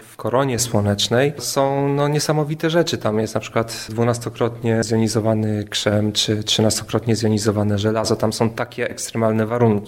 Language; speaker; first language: Polish; native; Polish